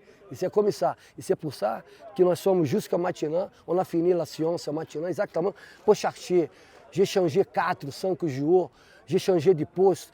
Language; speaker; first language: French; non-native, fluent; Portuguese